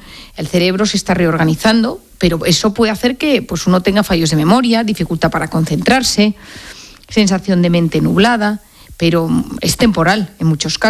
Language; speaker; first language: Spanish; native; Spanish